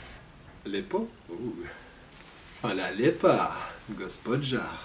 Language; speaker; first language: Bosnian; non-native, learner; French